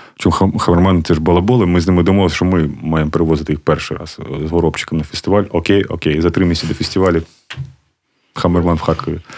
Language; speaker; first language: Ukrainian; native; Ukrainian